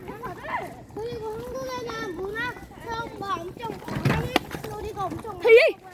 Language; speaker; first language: Korean; early bilingual, other home language; French